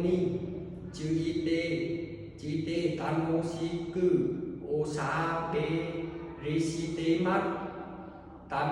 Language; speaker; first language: Japanese; non-native, learner; Vietnamese